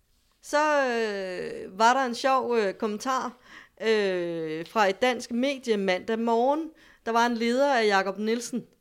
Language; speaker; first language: Danish; native; Danish